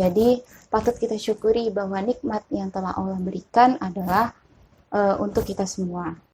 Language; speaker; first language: Indonesian; native; Indonesian